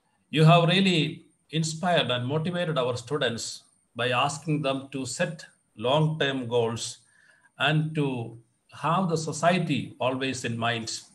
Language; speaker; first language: English; non-native, local second language; Malayalam